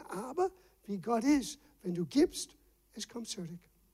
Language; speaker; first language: German; non-native, fluent; English